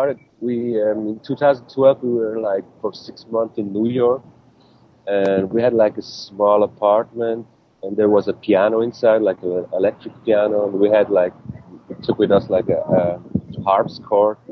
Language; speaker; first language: English; non-native, fluent; Swiss German